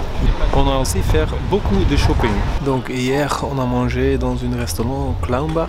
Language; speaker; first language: French; non-native, learner; Dutch